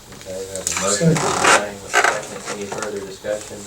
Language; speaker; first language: English; native; English